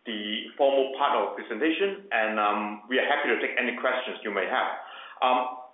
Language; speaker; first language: English; non-native, local second language; Chinese